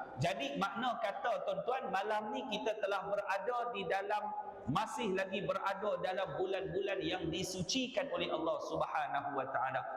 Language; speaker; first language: Malay; native; Malay